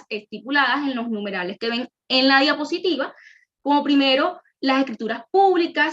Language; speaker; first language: Spanish; native; Spanish